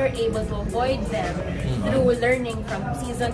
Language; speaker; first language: English; non-native, local second language; Cebuano